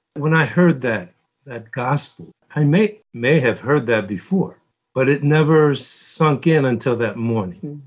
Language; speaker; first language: English; early bilingual, other home language; Korean